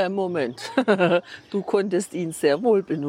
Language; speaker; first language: German; native; German